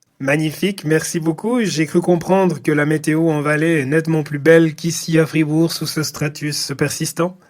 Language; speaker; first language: French; native; French